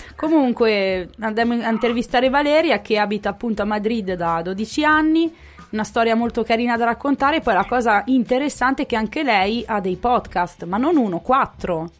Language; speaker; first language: Italian; native; Italian